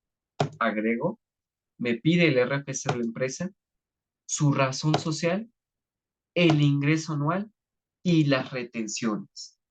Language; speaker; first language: Spanish; native; Spanish